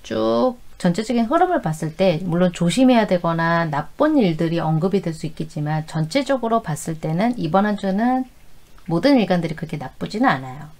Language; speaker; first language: Korean; native; Korean